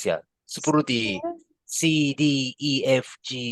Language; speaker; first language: Indonesian; non-native, learner; Japanese